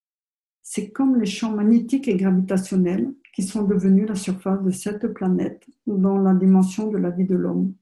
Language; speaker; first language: French; native; French